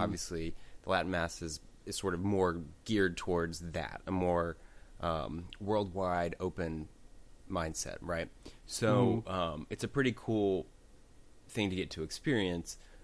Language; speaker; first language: English; native; English